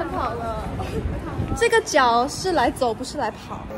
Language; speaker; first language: Chinese; non-native, learner; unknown